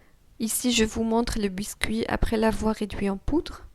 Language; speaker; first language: French; non-native, local second language; Arabic